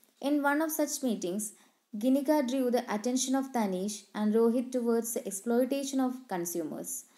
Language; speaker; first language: English; non-native, local second language; Malayalam